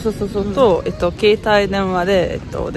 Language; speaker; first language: Japanese; non-native, learner; Hungarian